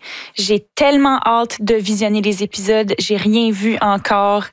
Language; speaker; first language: French; native; French